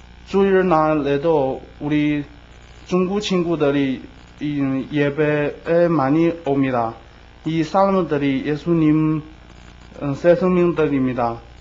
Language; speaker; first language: Korean; non-native, learner; Chinese